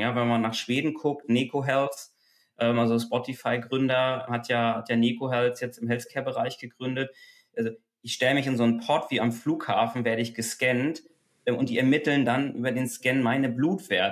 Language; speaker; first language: German; native; German